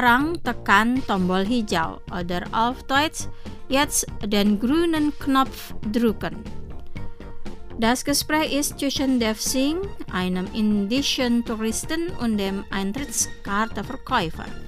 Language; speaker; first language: German; non-native, fluent; Indonesian